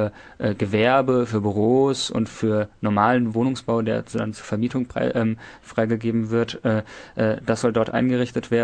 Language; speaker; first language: German; native; German